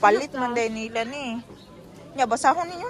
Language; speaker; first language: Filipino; non-native, local second language; Cebuano